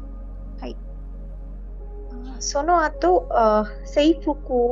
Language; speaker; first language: Japanese; non-native, learner; Hindi